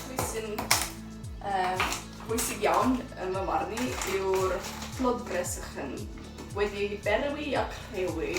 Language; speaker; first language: Welsh; non-native, learner; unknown